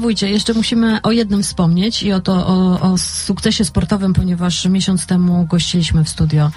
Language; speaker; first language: Polish; native; Polish